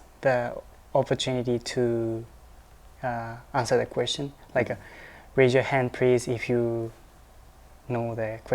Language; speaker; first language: English; non-native, learner; Japanese